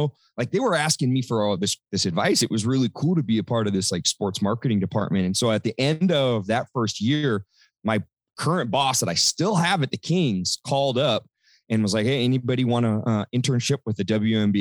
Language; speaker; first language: English; native; English